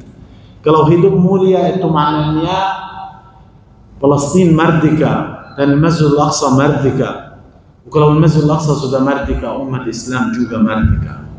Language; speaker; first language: Indonesian; non-native, fluent; Arabic